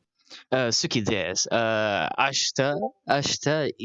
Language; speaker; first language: Japanese; non-native, learner; Malay